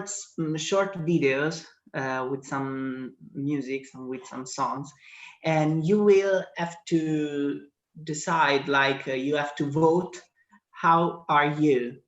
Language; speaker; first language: English; non-native, fluent; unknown